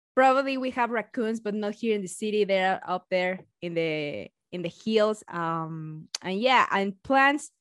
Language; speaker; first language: English; non-native, fluent; Spanish